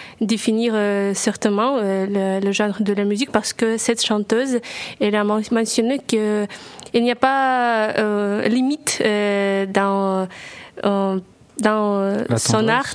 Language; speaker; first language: French; non-native, learner; Russian